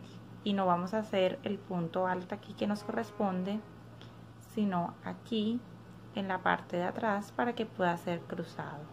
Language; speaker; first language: Spanish; native; Spanish